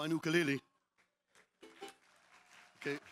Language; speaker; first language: German; non-native, fluent; English